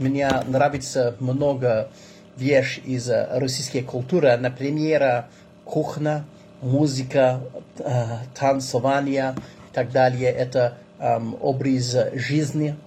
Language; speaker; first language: Russian; non-native, learner; English